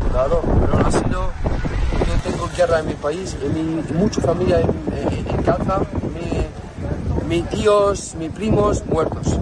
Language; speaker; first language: Spanish; non-native, learner; Arabic